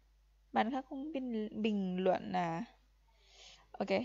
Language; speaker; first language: Vietnamese; non-native, fluent; Lao